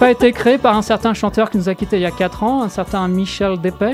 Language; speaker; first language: French; native; French